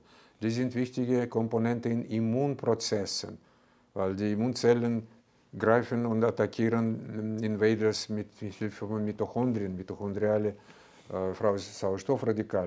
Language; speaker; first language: German; non-native, fluent; Russian